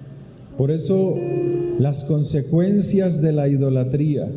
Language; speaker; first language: Spanish; native; Spanish